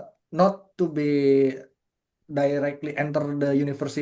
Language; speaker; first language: English; non-native, fluent; Indonesian